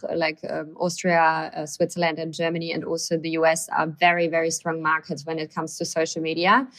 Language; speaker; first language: English; non-native, fluent; German